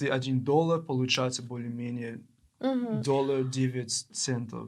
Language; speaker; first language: Russian; non-native, learner; English